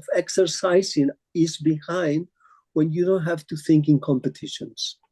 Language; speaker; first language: English; non-native, fluent; Spanish